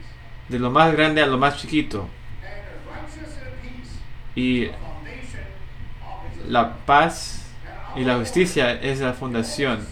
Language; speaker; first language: Spanish; non-native, fluent; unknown